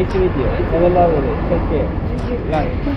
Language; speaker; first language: English; non-native, learner; Turkish